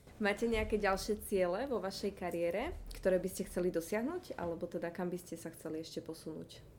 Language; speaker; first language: Slovak; native; Slovak